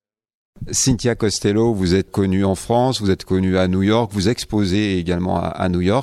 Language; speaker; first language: French; native; French